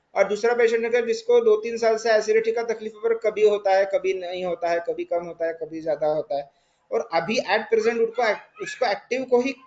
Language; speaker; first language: Hindi; non-native, local second language; Marathi